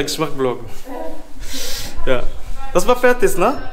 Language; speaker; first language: German; non-native, learner; Filipino